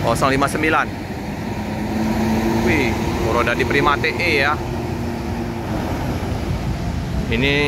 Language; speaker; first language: Indonesian; native; Indonesian